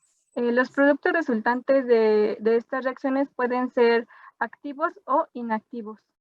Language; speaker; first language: Spanish; native; Spanish